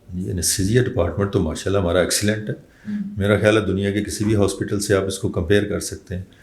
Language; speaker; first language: Urdu; native; Urdu